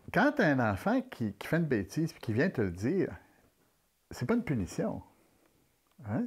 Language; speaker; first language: French; native; French